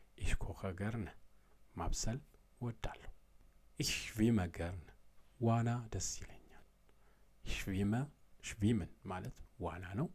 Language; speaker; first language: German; non-native, fluent; Amharic